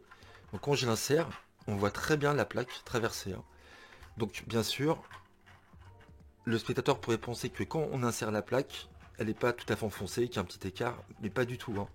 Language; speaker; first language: French; native; French